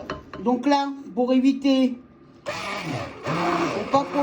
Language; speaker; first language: French; native; French